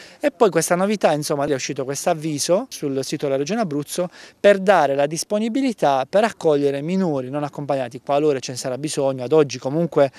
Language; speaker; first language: Italian; native; Italian